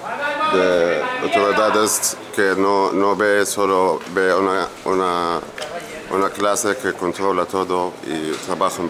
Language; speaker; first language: Spanish; non-native, fluent; Arabic